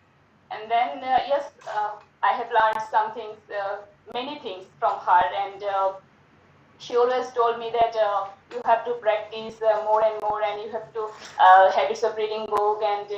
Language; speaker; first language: English; non-native, learner; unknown